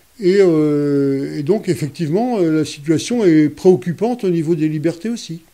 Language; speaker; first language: French; native; French